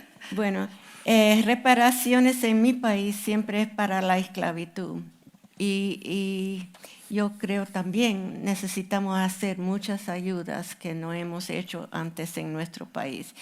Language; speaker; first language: Spanish; non-native, fluent; English